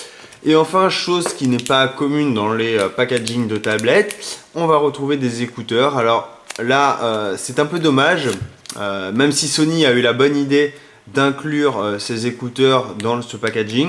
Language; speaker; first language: French; native; French